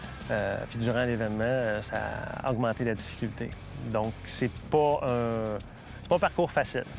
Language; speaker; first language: French; native; French